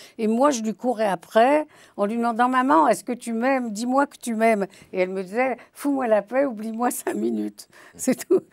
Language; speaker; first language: French; early bilingual, other home language; Yiddish